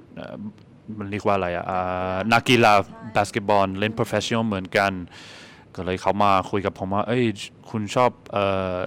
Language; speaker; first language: Thai; non-native, fluent; English